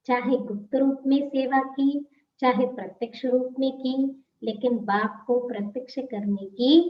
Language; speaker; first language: Hindi; non-native, local second language; Telugu